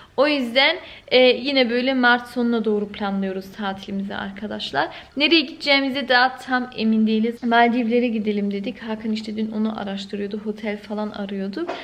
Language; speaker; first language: Turkish; early bilingual, heritage; Turkish